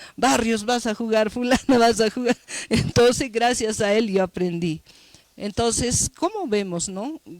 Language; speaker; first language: Spanish; native; Spanish